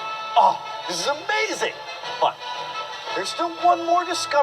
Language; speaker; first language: English; native; English